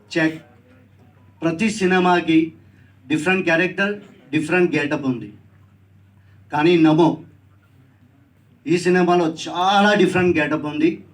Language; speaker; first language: Telugu; non-native, learner; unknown